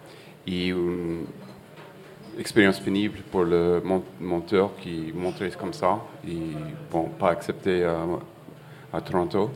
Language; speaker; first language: French; non-native, fluent; English